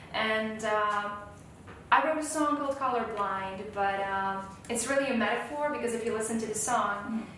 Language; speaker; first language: English; non-native, fluent; Slovak